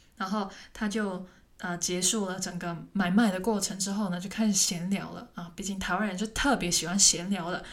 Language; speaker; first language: Chinese; non-native, local second language; Cantonese